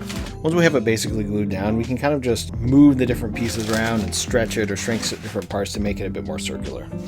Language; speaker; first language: English; native; English